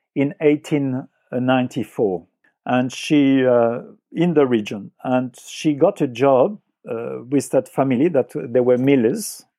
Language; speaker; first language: English; non-native, fluent; French